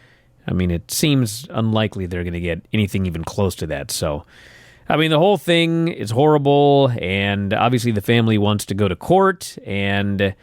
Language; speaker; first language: English; native; English